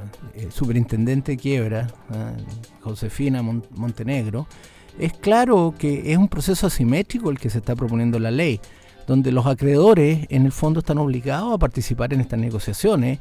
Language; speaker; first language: Spanish; native; Spanish